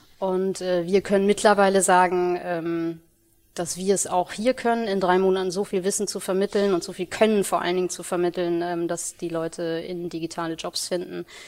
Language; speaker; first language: German; early bilingual, other home language; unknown